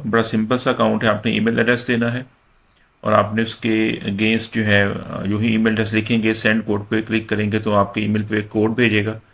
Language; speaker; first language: Urdu; non-native, local second language; Punjabi